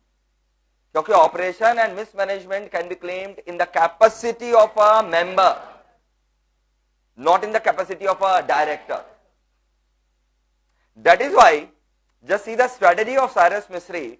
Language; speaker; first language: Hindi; non-native, local second language; Bangla